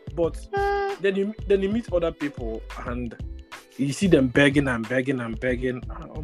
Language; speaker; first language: English; non-native, local second language; Igbo